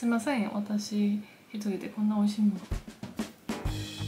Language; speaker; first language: Japanese; non-native, fluent; Korean